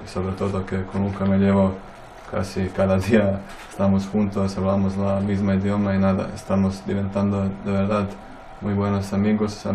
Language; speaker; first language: Spanish; non-native, fluent; Croatian